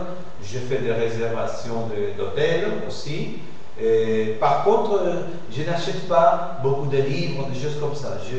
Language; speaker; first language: French; non-native, fluent; Spanish